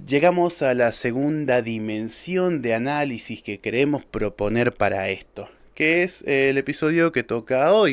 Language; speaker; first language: Spanish; native; Spanish